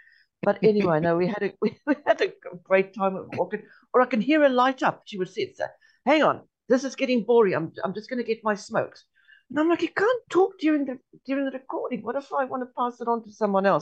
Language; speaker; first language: English; non-native, local second language; Afrikaans